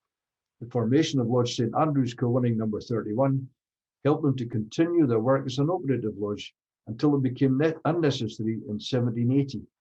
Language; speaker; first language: English; native; English